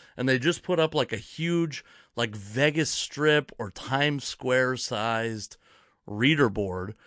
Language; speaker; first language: English; native; English